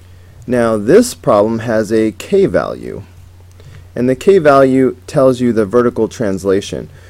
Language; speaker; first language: English; native; English